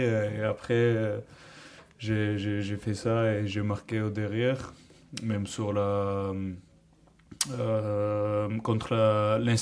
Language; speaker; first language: French; non-native, learner; Georgian